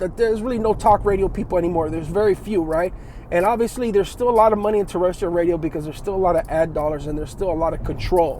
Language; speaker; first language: English; native; English